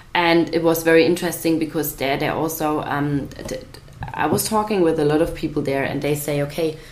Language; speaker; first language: English; non-native, fluent; German